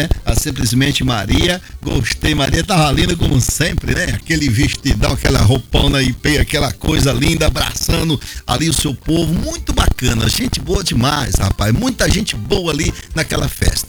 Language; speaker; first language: Portuguese; native; Portuguese